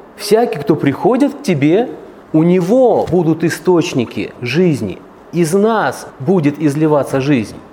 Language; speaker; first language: Russian; native; Russian